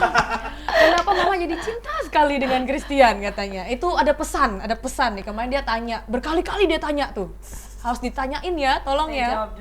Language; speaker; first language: Indonesian; native; Indonesian